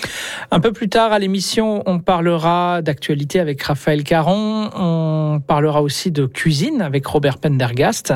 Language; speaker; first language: French; native; French